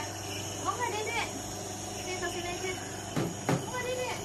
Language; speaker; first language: Indonesian; native; Indonesian